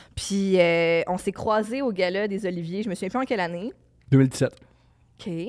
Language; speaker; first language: French; native; French